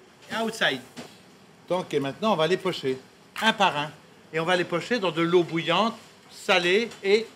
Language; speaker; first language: French; native; French